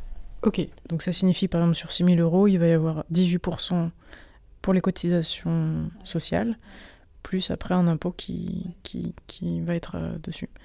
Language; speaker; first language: French; native; French